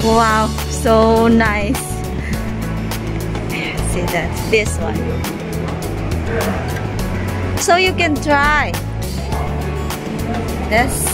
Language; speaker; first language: English; non-native, learner; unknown